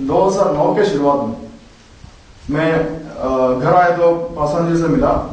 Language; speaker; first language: Hindi; non-native, local second language; Malayalam